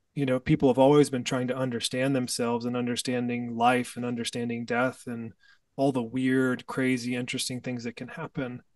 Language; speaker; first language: English; native; English